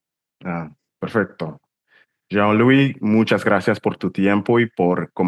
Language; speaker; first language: Spanish; non-native, fluent; English